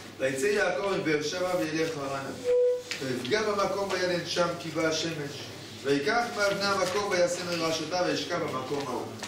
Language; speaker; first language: Hebrew; native; Hebrew